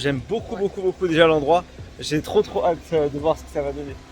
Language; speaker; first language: French; native; French